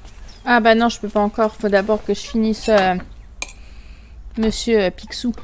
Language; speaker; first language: French; native; French